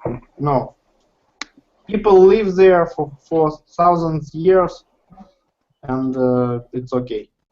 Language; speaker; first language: English; non-native, learner; Russian